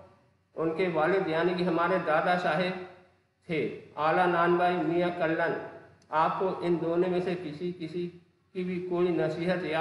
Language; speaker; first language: Hindi; native; Hindi